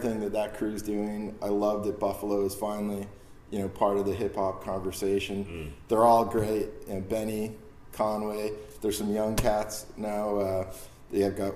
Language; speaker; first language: English; native; English